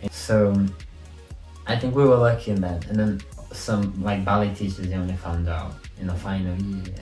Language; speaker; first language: English; non-native, fluent; Portuguese